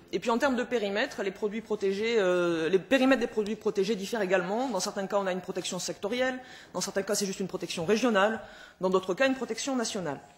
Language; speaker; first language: French; native; French